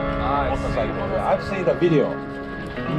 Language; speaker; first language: English; non-native, learner; Japanese